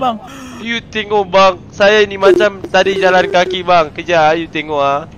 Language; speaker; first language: Malay; native; Malay